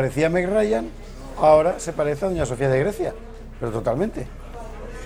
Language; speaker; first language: Spanish; native; Spanish